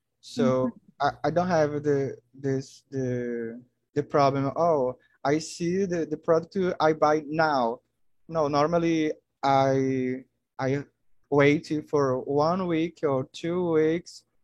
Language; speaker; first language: English; non-native, learner; Portuguese